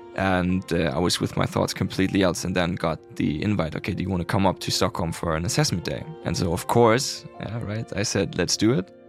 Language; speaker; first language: English; non-native, fluent; German